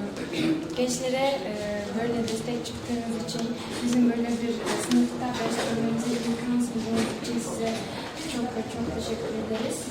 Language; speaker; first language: Turkish; non-native, learner; Kyrgyz